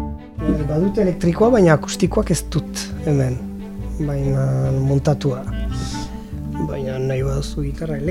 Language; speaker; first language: Basque; non-native, learner; French